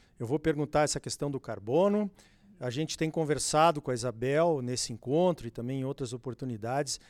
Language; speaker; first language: Portuguese; native; Portuguese